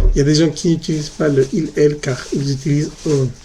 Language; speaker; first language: French; non-native, fluent; Spanish